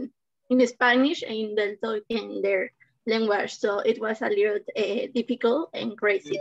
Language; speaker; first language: English; non-native, learner; Spanish